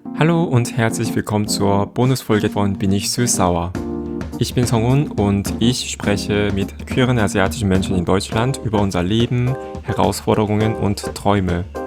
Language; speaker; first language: German; non-native, fluent; Korean